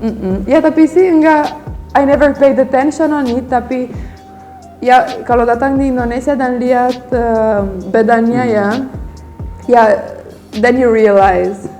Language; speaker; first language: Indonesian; non-native, fluent; Romanian